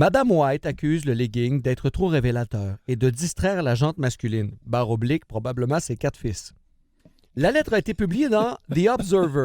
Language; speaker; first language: French; native; French